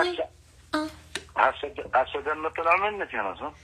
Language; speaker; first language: Arabic; native; Arabic